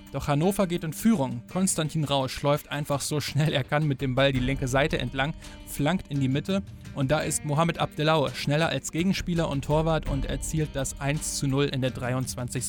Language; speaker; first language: German; native; German